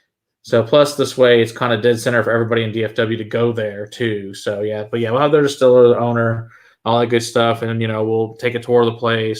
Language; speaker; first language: English; native; English